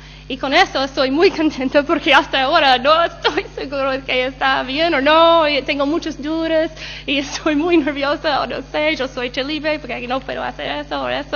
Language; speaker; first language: Spanish; non-native, learner; English